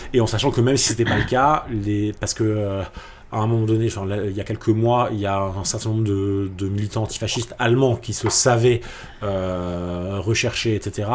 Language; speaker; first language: French; native; French